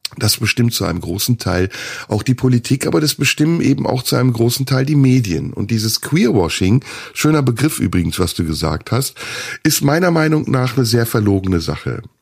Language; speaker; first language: German; early bilingual, other home language; Turkish